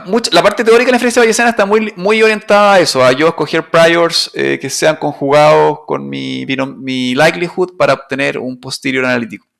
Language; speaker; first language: Spanish; native; Spanish